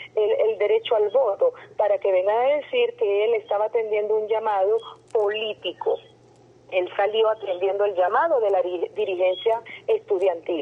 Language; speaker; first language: Spanish; native; Spanish